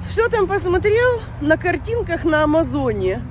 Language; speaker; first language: Russian; native; Russian